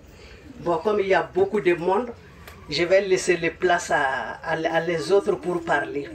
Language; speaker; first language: French; non-native, local second language; Bambara